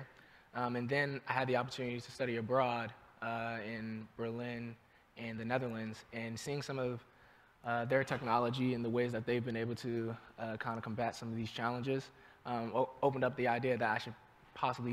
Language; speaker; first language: English; native; English